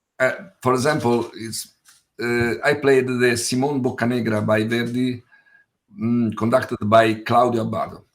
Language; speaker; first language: English; non-native, fluent; Italian